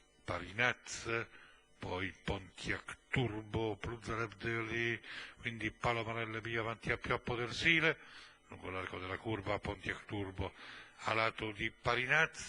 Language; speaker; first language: Italian; native; Italian